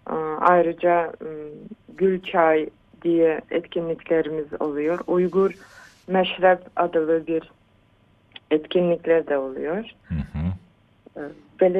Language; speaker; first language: Turkish; non-native, fluent; Uyghur